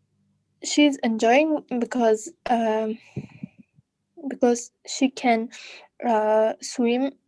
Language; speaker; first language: English; non-native, learner; Russian